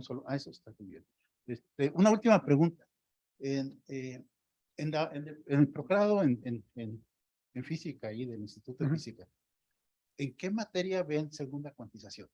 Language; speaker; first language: Spanish; native; Spanish